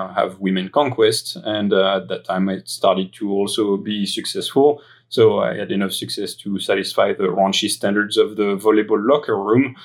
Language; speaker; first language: English; non-native, fluent; French